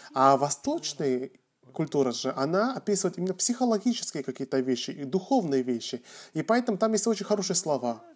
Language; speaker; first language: Russian; non-native, fluent; Korean